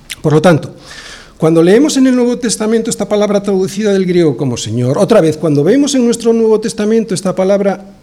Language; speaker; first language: Spanish; native; Spanish